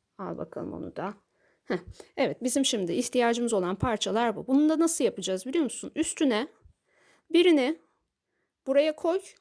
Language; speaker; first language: Turkish; native; Turkish